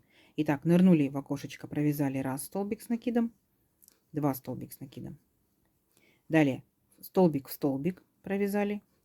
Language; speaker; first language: Russian; native; Russian